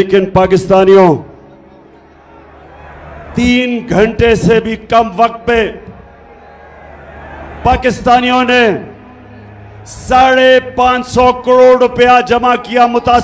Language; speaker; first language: Urdu; native; Urdu